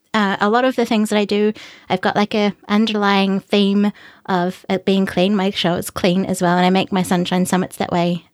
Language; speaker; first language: English; native; English